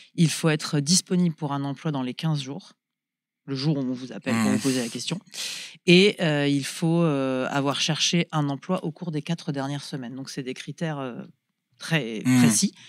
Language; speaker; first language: French; native; French